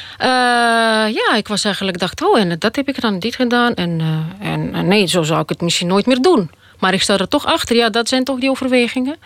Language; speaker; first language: Dutch; non-native, fluent; Russian